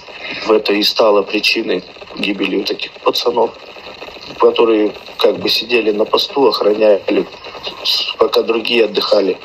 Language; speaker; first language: Russian; native; Russian